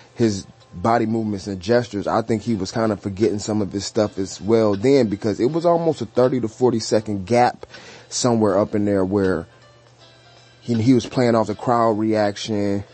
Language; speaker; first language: English; native; English